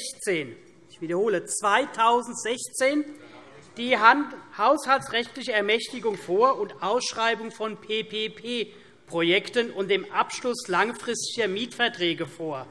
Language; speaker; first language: German; native; German